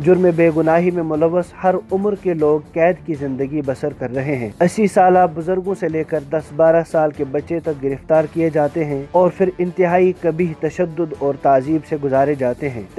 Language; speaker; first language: Urdu; non-native, local second language; Kashmiri